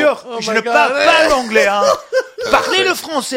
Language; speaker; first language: French; non-native, learner; English